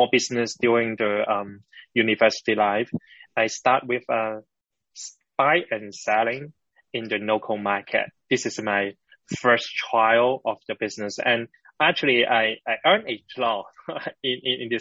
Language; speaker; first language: English; non-native, local second language; Cantonese